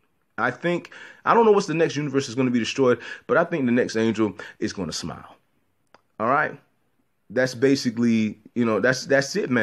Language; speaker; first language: English; native; English